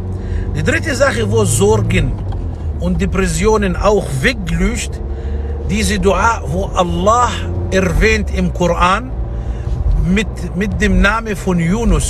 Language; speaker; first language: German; non-native, fluent; Arabic